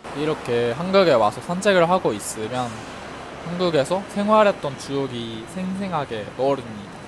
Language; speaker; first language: Korean; non-native, fluent; Japanese